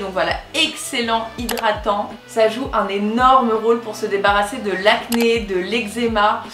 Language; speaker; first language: French; native; French